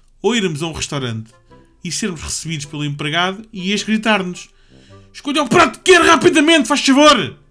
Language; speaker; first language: Portuguese; native; Portuguese